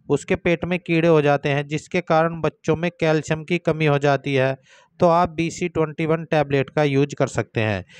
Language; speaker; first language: Hindi; native; Hindi